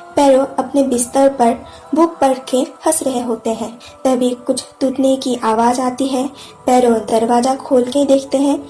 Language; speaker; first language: Hindi; non-native, local second language; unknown